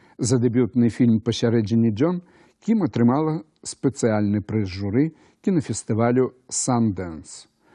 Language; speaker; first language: Belarusian; native; Belarusian